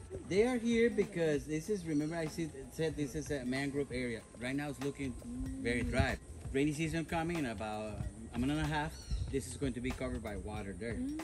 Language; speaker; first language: English; non-native, fluent; Spanish